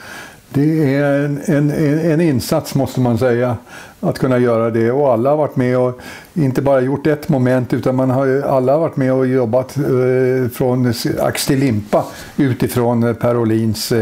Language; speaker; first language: Swedish; native; Swedish